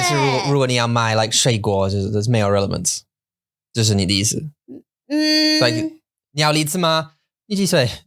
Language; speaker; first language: Chinese; non-native, learner; English